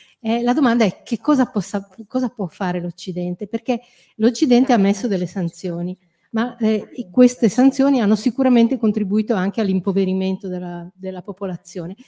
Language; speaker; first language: Italian; native; Italian